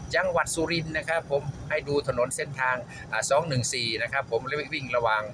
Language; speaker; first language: Thai; non-native, local second language; Khmer